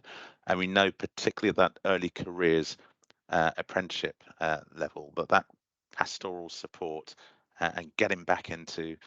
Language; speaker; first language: English; native; English